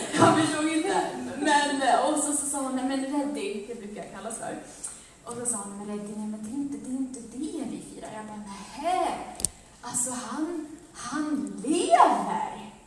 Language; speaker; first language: Swedish; early bilingual, other home language; Amharic